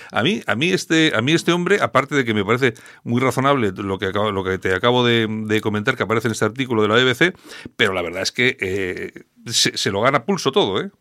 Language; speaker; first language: Spanish; native; Spanish